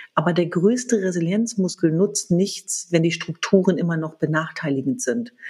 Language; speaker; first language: German; early bilingual, other home language; Kurdish